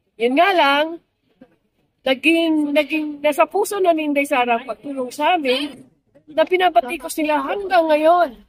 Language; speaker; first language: Filipino; non-native, local second language; Cebuano